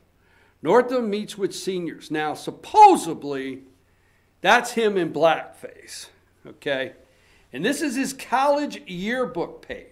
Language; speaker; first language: English; native; English